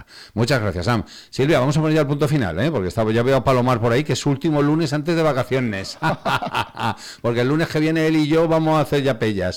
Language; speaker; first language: Spanish; native; Spanish